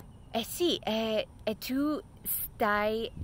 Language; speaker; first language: Italian; non-native, fluent; English